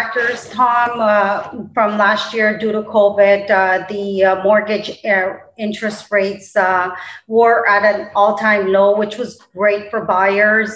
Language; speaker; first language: English; native; English